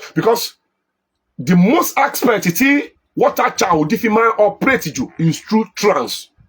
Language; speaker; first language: English; non-native, local second language; Yoruba